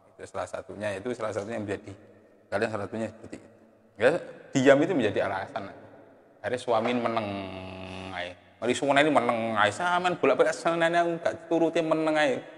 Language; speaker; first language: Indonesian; non-native, local second language; Javanese